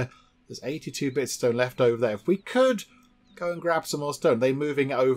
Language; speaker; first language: English; native; English